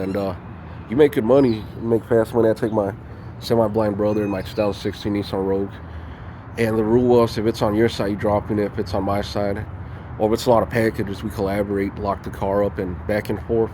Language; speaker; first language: English; native; English